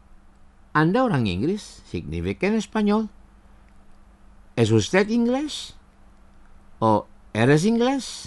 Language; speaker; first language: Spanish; non-native, fluent; Indonesian